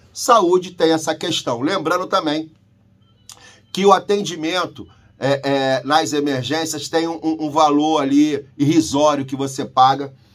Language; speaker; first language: Portuguese; native; Portuguese